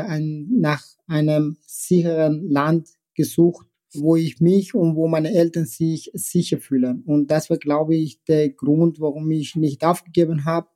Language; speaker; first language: German; non-native, fluent; Persian